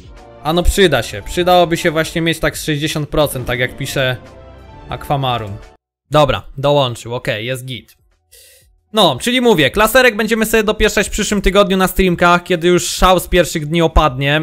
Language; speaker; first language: Polish; native; Polish